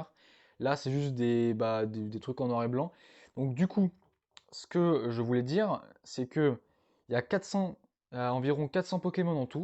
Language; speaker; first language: French; native; French